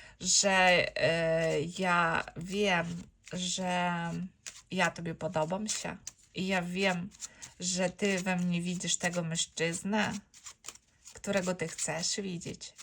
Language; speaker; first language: Polish; non-native, fluent; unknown